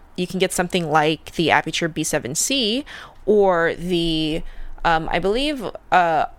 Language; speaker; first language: English; early bilingual, other home language; Russian